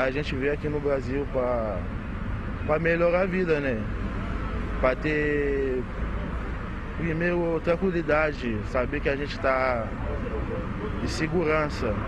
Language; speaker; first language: Portuguese; non-native, fluent; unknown